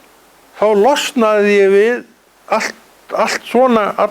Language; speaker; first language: Icelandic; native; Icelandic